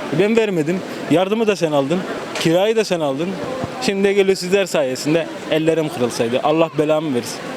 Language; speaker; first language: Turkish; native; Turkish